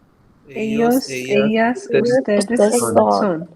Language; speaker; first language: Spanish; non-native, learner; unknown